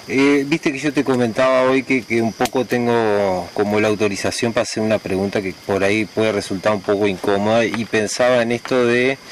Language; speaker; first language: Spanish; native; Spanish